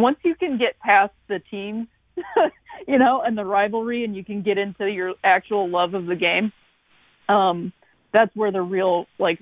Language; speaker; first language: English; native; English